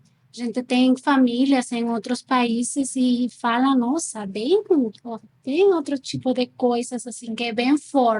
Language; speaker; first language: Portuguese; non-native, fluent; Spanish